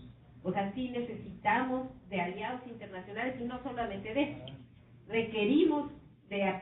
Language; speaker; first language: Spanish; native; Spanish